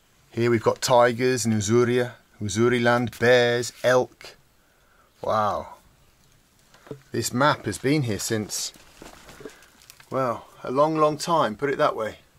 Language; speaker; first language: English; native; English